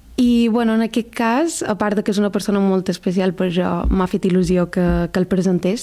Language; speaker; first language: Catalan; native; Catalan